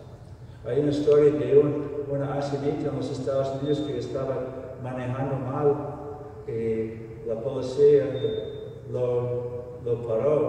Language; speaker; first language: Spanish; non-native, fluent; English